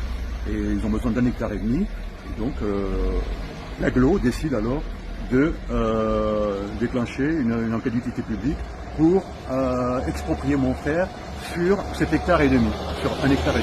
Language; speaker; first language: French; native; French